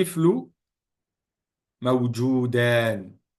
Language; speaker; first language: Arabic; non-native, fluent; French